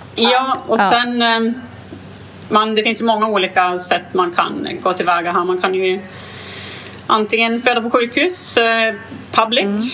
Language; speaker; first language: Swedish; native; Swedish